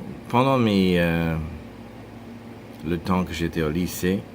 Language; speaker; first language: French; non-native, fluent; English